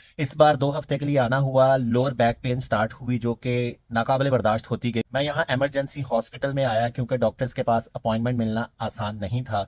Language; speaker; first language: Urdu; non-native, local second language; Punjabi